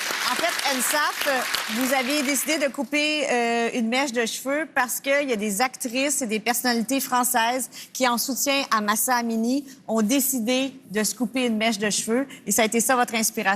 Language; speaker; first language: French; native; French